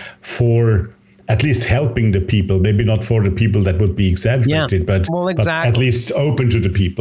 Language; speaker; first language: English; non-native, fluent; German